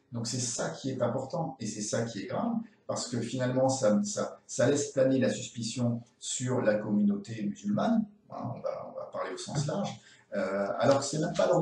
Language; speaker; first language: French; native; French